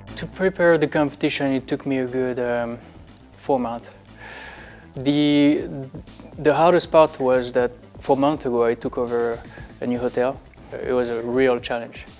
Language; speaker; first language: English; non-native, fluent; French